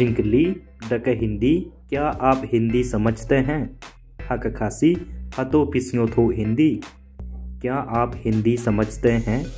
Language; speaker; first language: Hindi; non-native, local second language; Khasi